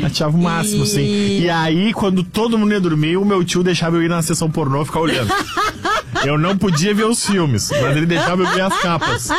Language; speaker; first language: Portuguese; native; Portuguese